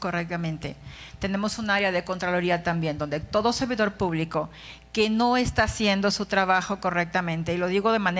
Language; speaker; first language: Spanish; native; Spanish